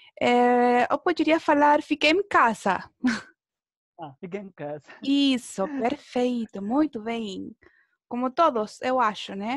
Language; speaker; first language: Portuguese; non-native, fluent; Spanish